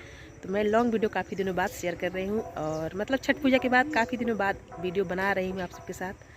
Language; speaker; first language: Hindi; non-native, local second language; Bhojpuri